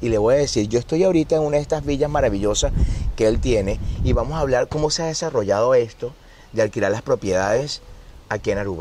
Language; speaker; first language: Spanish; native; Spanish